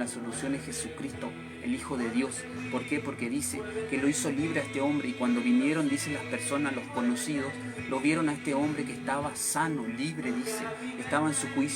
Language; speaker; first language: Spanish; native; Spanish